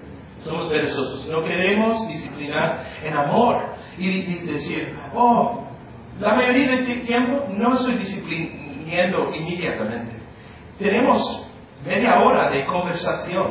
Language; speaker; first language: Spanish; non-native, fluent; English